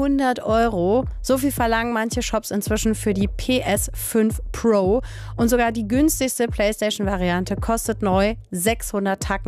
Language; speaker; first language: German; native; German